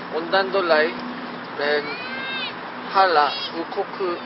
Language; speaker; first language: Turkish; non-native, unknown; Korean